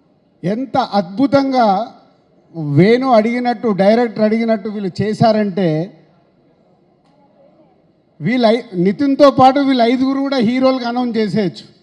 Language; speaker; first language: Telugu; native; Telugu